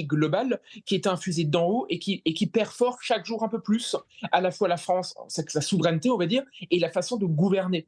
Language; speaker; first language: French; native; French